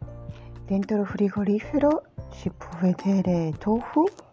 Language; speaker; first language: Italian; non-native, learner; Japanese